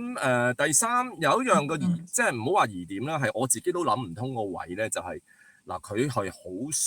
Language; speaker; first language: Cantonese; native; Cantonese